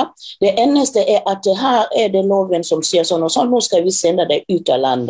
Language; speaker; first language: Norwegian; non-native, fluent; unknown